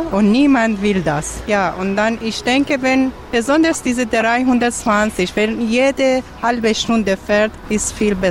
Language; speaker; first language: German; non-native, learner; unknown